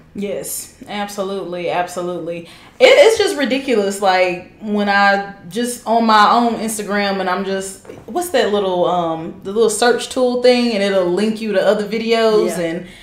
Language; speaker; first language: English; native; English